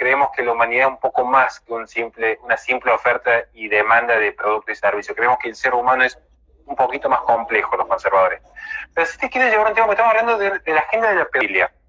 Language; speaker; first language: Spanish; native; Spanish